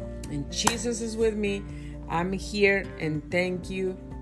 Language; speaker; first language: English; non-native, fluent; Spanish